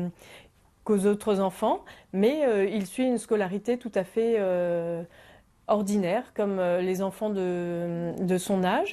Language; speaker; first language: French; native; French